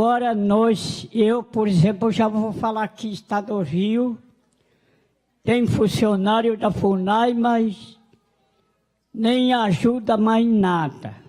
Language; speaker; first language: Portuguese; non-native, local second language; Guarani